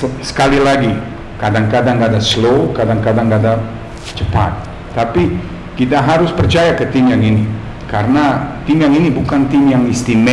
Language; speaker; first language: Indonesian; non-native, fluent; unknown